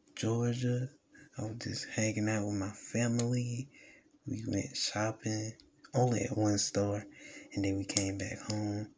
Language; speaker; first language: English; native; English